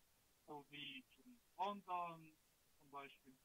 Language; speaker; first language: German; non-native, learner; Russian